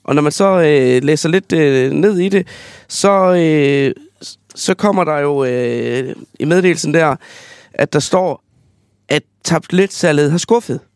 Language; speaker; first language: Danish; native; Danish